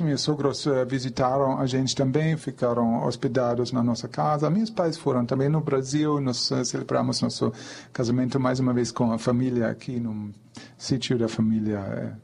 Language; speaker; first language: Portuguese; non-native, fluent; German